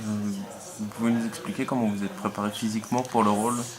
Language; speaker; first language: French; native; French